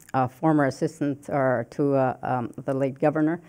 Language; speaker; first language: English; non-native, fluent; Cree